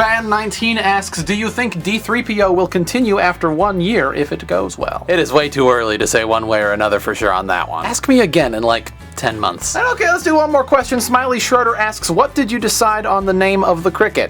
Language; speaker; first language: English; native; English